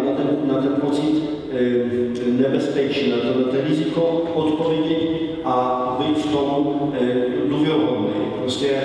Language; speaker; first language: Czech; non-native, fluent; Polish